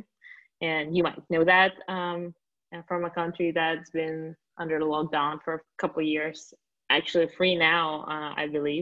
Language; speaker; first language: English; non-native, fluent; Russian